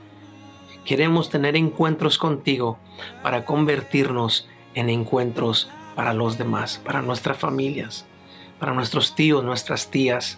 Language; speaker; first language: Spanish; native; Spanish